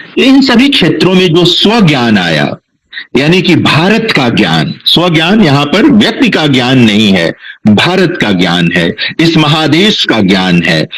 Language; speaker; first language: Hindi; non-native, local second language; Bhojpuri